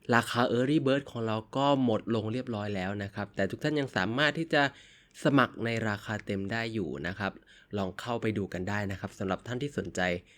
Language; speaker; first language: Thai; native; Thai